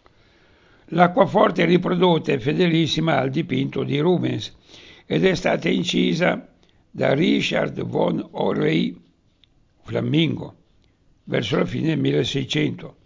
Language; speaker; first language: Italian; native; Italian